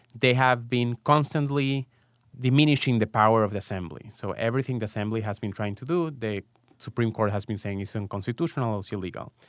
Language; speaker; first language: English; non-native, fluent; Spanish